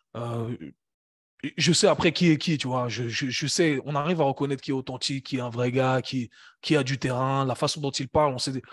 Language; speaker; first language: French; native; French